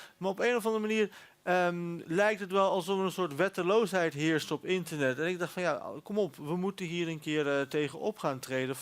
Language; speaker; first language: Dutch; early bilingual, other home language; Turkish